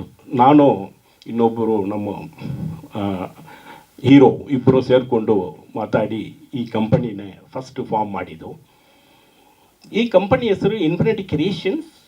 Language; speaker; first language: Kannada; non-native, fluent; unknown